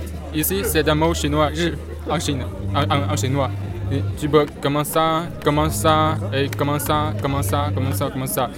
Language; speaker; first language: French; non-native, learner; Chinese